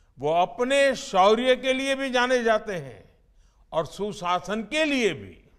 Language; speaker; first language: Hindi; non-native, local second language; Gujarati